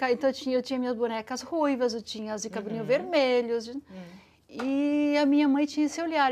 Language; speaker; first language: Portuguese; early bilingual, other home language; Italian